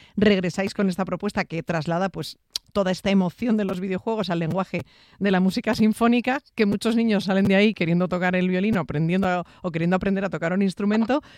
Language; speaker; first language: Spanish; native; Spanish